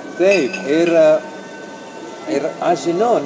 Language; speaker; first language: Lithuanian; non-native, learner; Italian